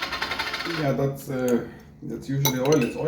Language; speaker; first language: English; non-native, learner; German